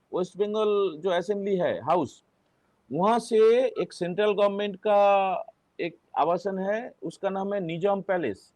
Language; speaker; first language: Hindi; non-native, local second language; Bangla